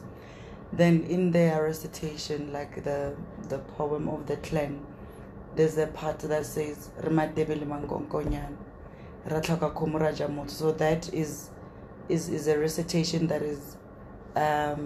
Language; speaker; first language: English; non-native, local second language; Tswana